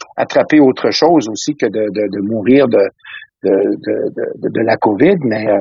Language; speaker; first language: French; native; French